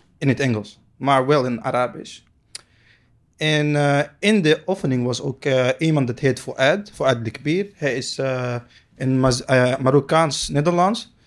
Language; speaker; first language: Dutch; non-native, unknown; Arabic